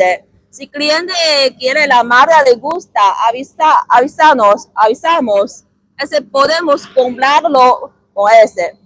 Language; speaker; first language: Spanish; non-native, learner; Chinese